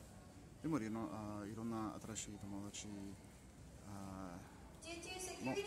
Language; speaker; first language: Japanese; non-native, learner; English